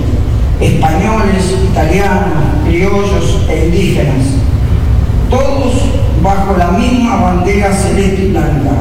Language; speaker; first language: Spanish; native; Spanish